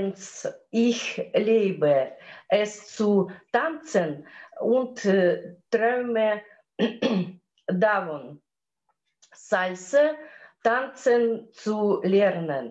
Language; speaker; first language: German; non-native, learner; Russian